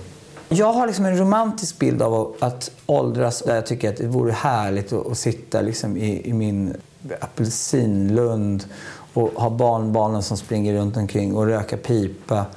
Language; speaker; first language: Swedish; native; Swedish